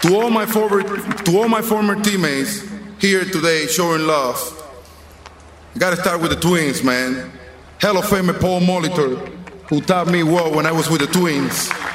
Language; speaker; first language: English; non-native, fluent; Spanish